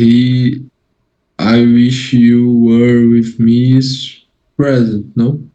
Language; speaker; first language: English; non-native, learner; Portuguese